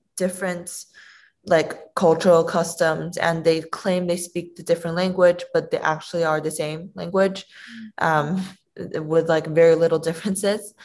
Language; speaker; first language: English; non-native, fluent; Chinese